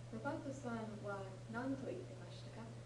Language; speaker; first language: Japanese; non-native, learner; English